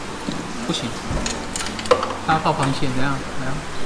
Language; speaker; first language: Chinese; native; Chinese